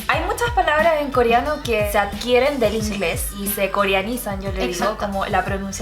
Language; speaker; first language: Spanish; early bilingual, other home language; Korean